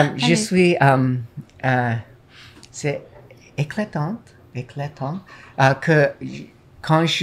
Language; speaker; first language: French; non-native, learner; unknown